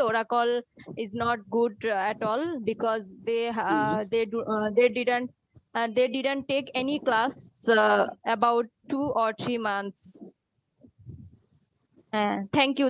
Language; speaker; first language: English; non-native, learner; Bangla